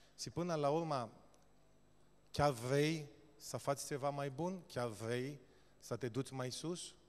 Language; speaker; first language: Romanian; non-native, fluent; Greek